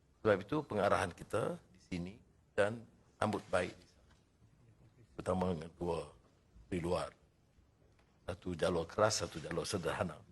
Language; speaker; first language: Malay; native; Malay